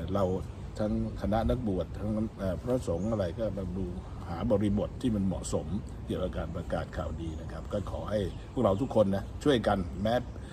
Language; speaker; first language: Thai; native; Thai